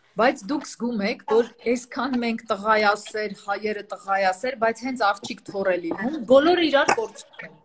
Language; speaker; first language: Armenian; native; Armenian